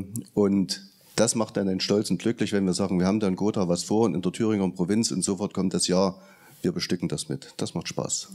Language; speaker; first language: German; native; German